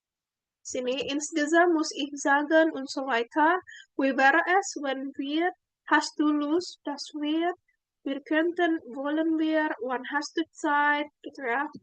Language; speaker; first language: German; non-native, fluent; Indonesian